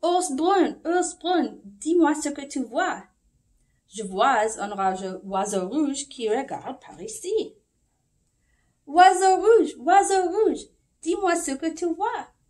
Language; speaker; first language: French; non-native, fluent; English